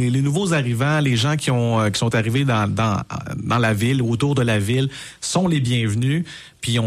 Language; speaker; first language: French; native; French